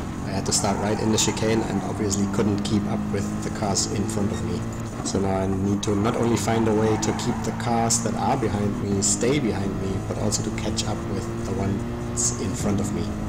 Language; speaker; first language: English; non-native, fluent; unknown